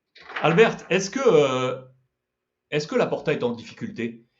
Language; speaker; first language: French; native; French